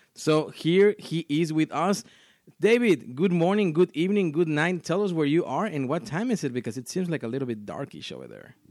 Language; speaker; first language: English; non-native, fluent; Spanish